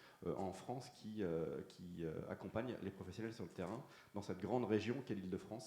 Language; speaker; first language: French; native; French